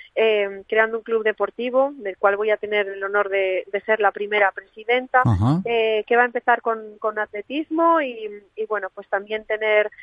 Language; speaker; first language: Spanish; native; Spanish